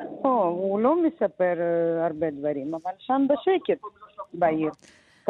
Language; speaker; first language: Hebrew; non-native, learner; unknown